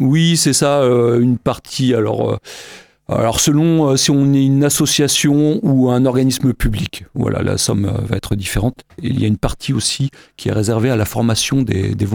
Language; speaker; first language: French; native; French